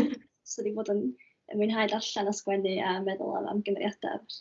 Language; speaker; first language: Welsh; native; Welsh